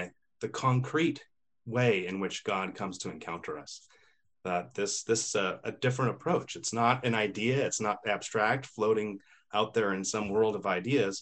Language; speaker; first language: English; native; English